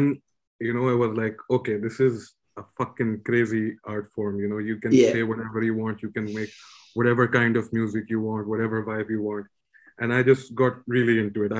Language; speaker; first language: English; non-native, local second language; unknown